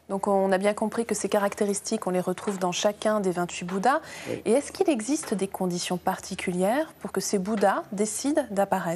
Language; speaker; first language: French; native; French